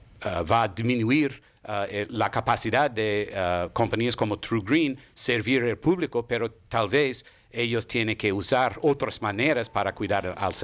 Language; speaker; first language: Spanish; non-native, fluent; English